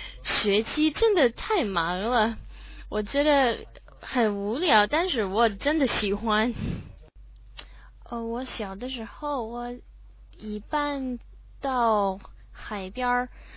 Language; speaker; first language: Chinese; non-native, learner; English